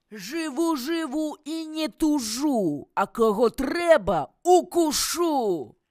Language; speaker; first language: Belarusian; native; Belarusian